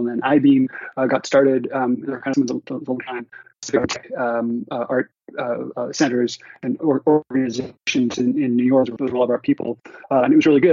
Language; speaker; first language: English; native; English